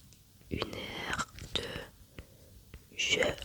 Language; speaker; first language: French; non-native, learner; German